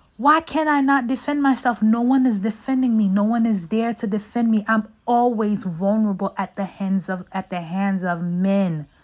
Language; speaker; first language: English; native; English